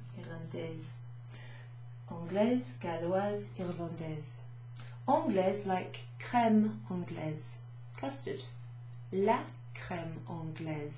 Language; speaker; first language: French; non-native, fluent; English